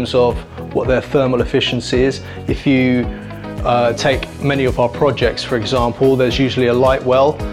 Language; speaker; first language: English; native; English